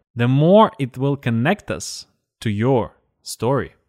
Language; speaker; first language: English; non-native, fluent; Russian